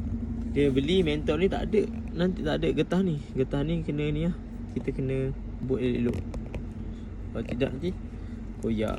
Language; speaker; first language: Malay; native; Malay